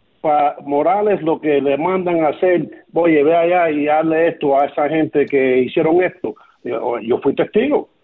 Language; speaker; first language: Spanish; early bilingual, other home language; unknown